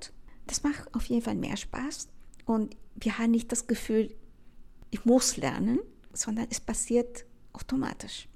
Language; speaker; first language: German; non-native, fluent; Spanish